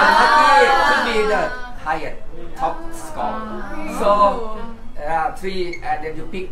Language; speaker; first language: English; non-native, learner; Thai